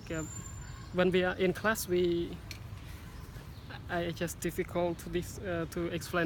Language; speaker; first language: English; non-native, learner; Khmer